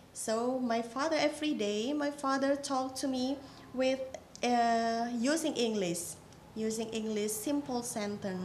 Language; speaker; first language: English; non-native, fluent; Indonesian